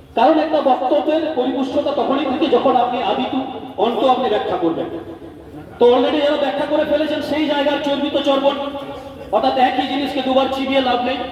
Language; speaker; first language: Bangla; non-native, local second language; Santali